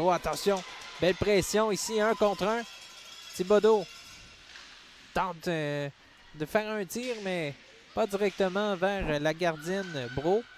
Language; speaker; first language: French; native; French